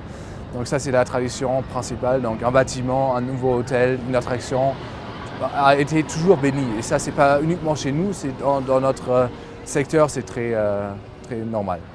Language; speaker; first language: French; non-native, fluent; German